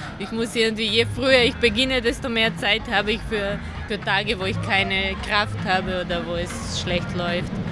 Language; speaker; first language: German; non-native, fluent; Serbian